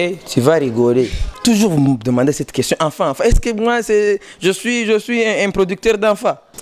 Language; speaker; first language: French; non-native, local second language; Rundi